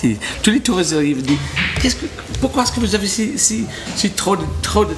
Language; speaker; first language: French; non-native, learner; English